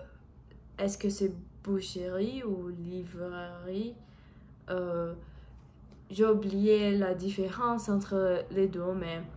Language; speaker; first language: French; non-native, learner; Portuguese